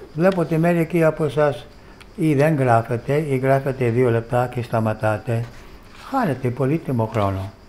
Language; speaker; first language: Greek; non-native, fluent; English